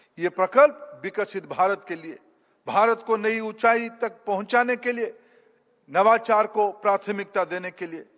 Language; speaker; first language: Hindi; non-native, local second language; Odia